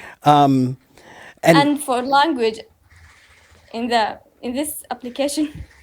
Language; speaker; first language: English; non-native, learner; Uzbek